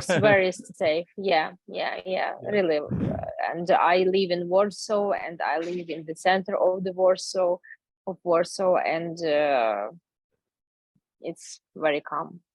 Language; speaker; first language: English; non-native, learner; Ukrainian